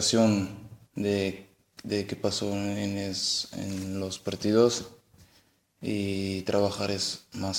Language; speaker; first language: Spanish; non-native, learner; Portuguese